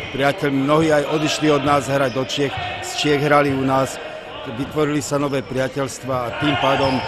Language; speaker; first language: Slovak; native; Slovak